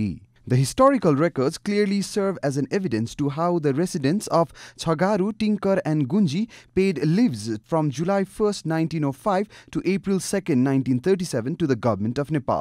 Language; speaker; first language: English; non-native, local second language; Nepali